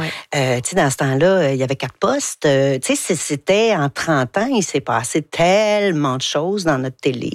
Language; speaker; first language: French; native; French